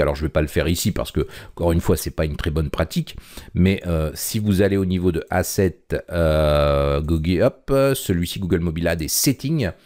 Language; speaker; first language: French; native; French